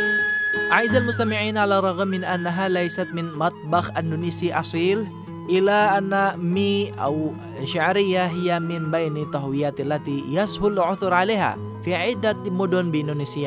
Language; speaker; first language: Arabic; non-native, fluent; Indonesian